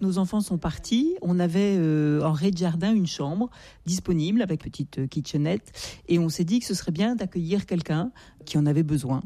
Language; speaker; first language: French; native; French